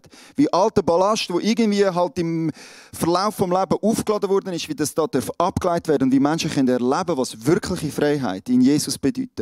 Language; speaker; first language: German; native; German